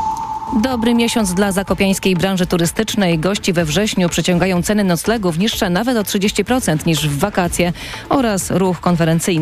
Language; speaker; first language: Polish; native; Polish